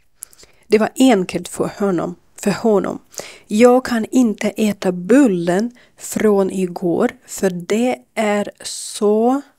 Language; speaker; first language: Swedish; non-native, learner; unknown